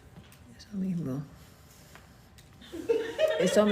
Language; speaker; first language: Spanish; native; Spanish